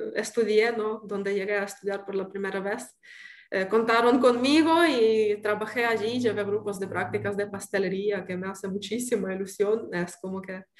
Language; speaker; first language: Spanish; non-native, fluent; Ukrainian